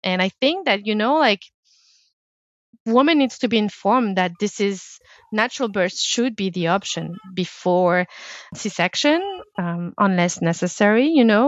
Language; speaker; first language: English; non-native, fluent; French